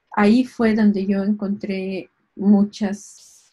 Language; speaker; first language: Spanish; native; Spanish